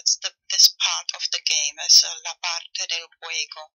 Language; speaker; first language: Spanish; non-native, fluent; German